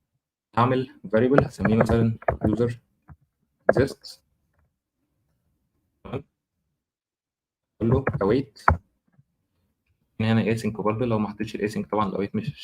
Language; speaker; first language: Arabic; native; Arabic